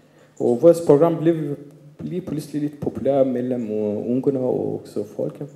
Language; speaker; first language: Danish; non-native, fluent; Turkish